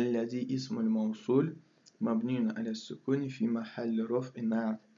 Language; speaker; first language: Arabic; non-native, fluent; Russian